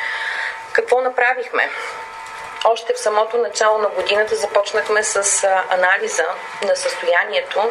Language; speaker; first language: Bulgarian; native; Bulgarian